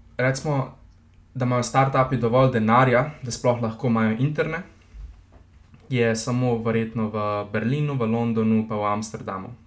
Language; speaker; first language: Slovenian; native; Slovenian